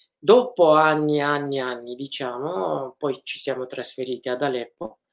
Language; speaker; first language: Italian; non-native, fluent; Kurdish